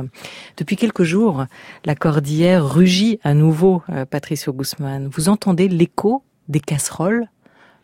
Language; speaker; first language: French; native; French